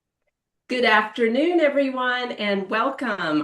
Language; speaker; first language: English; native; English